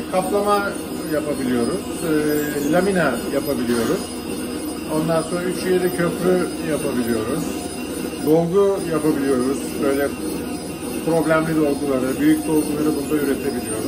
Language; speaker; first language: Turkish; native; Turkish